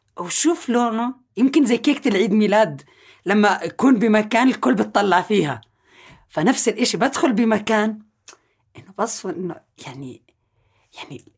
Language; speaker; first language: Arabic; native; Arabic